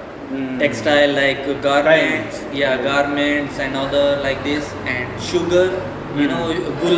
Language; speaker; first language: English; non-native, fluent; Urdu